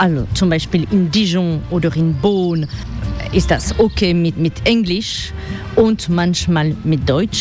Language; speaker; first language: German; non-native, fluent; French